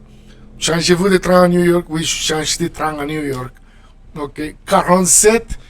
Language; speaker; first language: French; non-native, fluent; Spanish